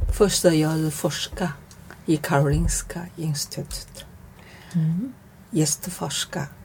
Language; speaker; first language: Swedish; non-native, learner; Chinese